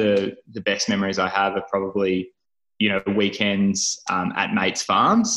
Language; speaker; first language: English; native; English